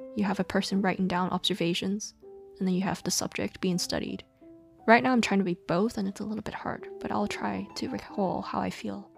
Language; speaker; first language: English; non-native, local second language; Cantonese